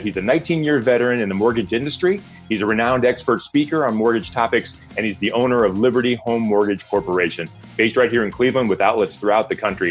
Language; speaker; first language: English; native; English